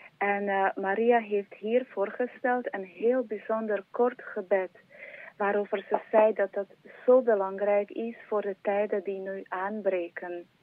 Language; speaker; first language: Dutch; non-native, fluent; Slovak